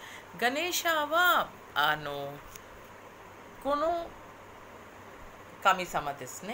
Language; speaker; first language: Japanese; non-native, fluent; Hindi